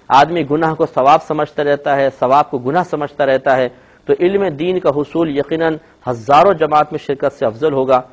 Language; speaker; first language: Urdu; native; Urdu